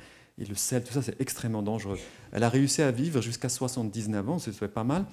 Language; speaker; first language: French; non-native, local second language; Arabic